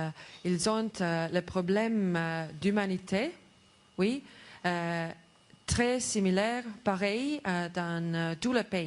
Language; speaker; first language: French; non-native, learner; Estonian